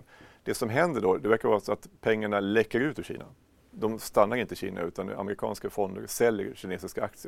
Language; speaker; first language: Swedish; native; Swedish